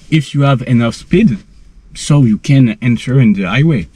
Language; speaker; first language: English; non-native, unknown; French